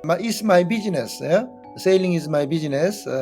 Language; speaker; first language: English; non-native, learner; Korean